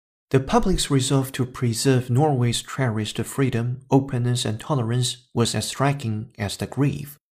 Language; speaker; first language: English; non-native, fluent; Chinese